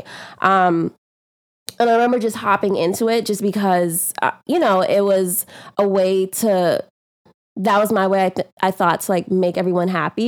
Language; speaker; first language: English; native; English